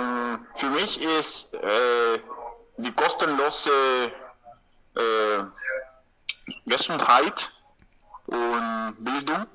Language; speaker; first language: German; non-native, learner; Spanish